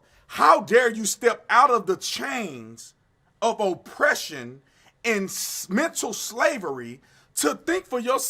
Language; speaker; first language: English; native; English